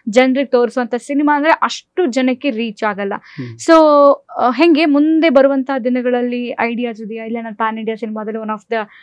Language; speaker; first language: Kannada; non-native, local second language; Tulu